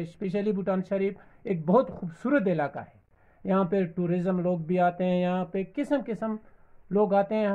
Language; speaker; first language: Urdu; non-native, local second language; Pashto